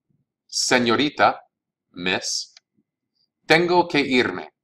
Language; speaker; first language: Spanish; non-native, fluent; English